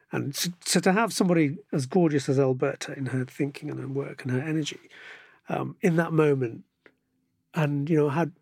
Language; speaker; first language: English; native; English